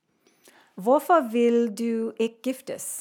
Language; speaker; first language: Danish; non-native, learner; English